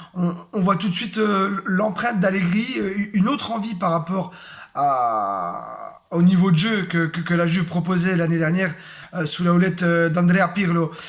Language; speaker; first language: French; native; French